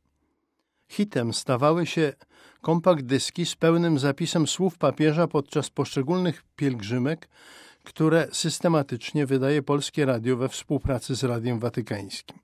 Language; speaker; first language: Polish; native; Polish